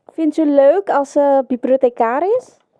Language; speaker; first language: Dutch; non-native, learner; Indonesian